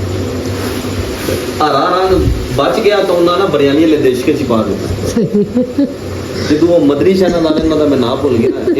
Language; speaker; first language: Urdu; native; Urdu